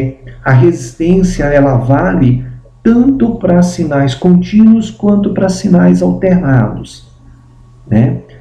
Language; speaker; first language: Portuguese; native; Portuguese